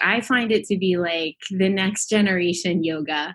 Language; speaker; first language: English; native; English